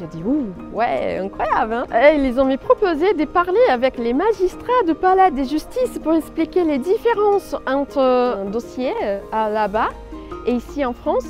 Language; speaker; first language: French; non-native, fluent; Portuguese